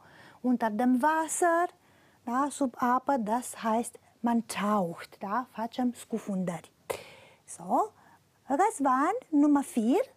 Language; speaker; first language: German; non-native, fluent; Romanian